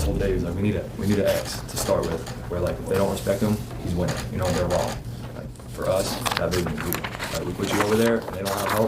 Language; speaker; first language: English; native; English